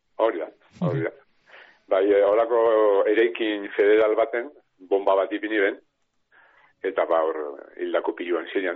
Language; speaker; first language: Basque; native; Basque